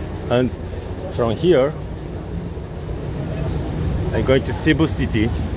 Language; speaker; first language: English; non-native, fluent; Portuguese